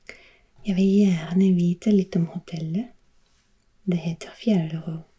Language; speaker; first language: Norwegian; non-native, learner; German